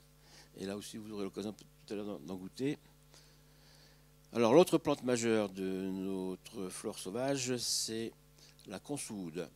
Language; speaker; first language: French; native; French